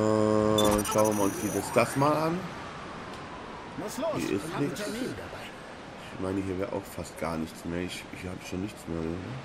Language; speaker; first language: German; native; German